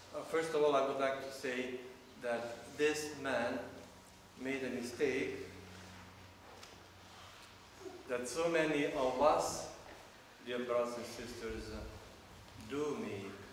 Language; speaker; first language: English; non-native, fluent; Russian